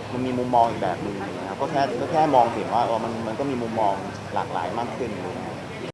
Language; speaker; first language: Thai; native; Thai